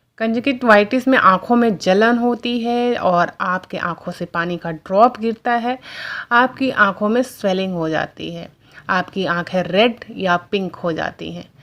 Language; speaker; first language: Hindi; non-native, local second language; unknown